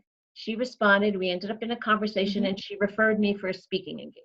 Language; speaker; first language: English; native; English